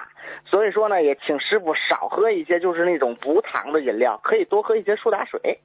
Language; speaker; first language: Chinese; native; Chinese